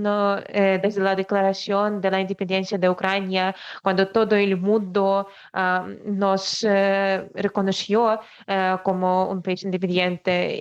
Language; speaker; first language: Spanish; non-native, fluent; Ukrainian